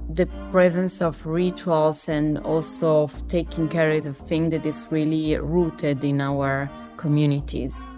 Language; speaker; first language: English; non-native, fluent; Italian